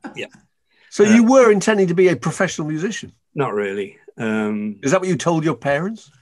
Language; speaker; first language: English; native; English